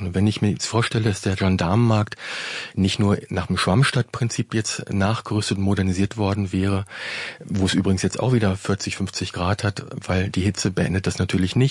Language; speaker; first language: German; native; German